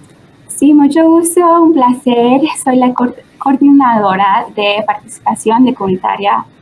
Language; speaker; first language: Spanish; early bilingual, heritage; Spanish